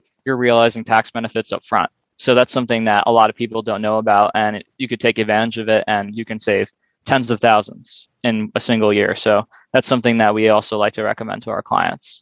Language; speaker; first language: English; native; English